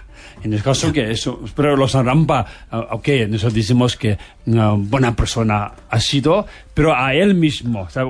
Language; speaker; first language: Spanish; non-native, fluent; Tibetan